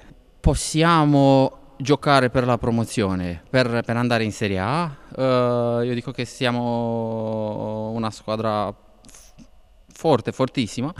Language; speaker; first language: Italian; non-native, fluent; Romanian